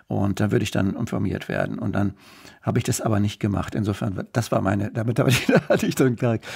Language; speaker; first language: German; native; German